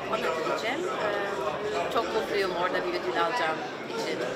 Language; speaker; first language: Turkish; early bilingual, heritage; German